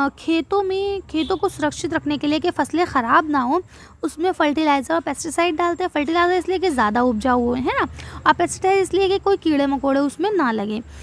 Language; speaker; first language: Hindi; native; Hindi